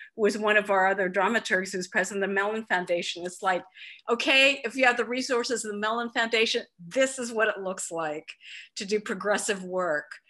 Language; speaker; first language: English; native; English